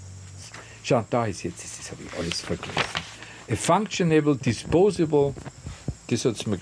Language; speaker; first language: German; native; German